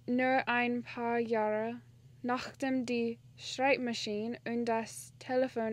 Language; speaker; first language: German; non-native, learner; English